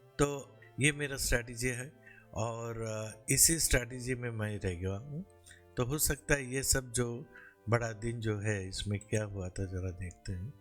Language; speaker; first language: Hindi; non-native, local second language; Bangla